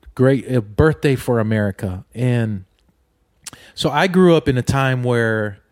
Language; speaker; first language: English; native; English